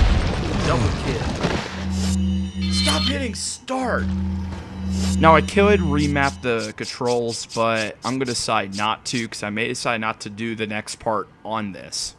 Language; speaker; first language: English; native; English